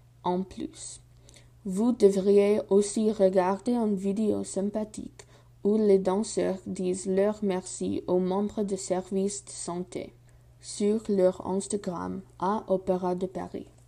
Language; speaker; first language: French; non-native, learner; English